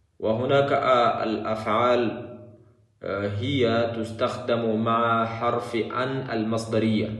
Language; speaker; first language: Arabic; non-native, fluent; Pashto